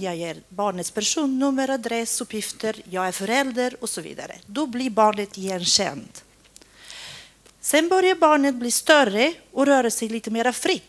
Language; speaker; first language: Swedish; non-native, fluent; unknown